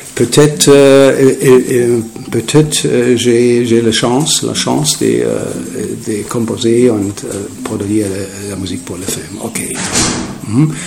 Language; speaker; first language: French; non-native, learner; German